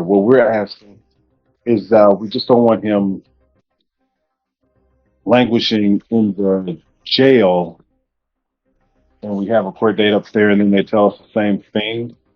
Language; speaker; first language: English; native; English